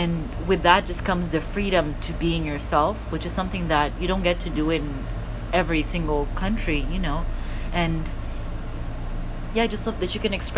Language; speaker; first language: English; non-native, fluent; Portuguese